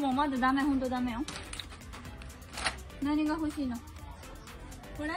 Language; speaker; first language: Japanese; non-native, fluent; Filipino